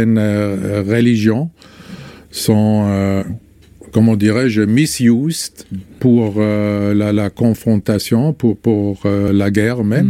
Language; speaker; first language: French; non-native, fluent; German